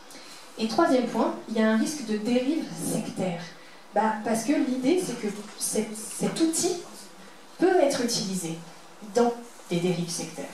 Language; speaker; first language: French; native; French